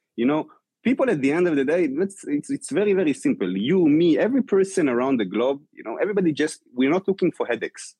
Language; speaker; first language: English; non-native, fluent; Hebrew